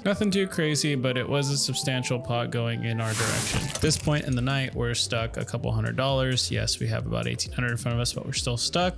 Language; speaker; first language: English; native; English